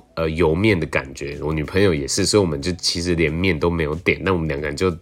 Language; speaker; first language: Chinese; native; Chinese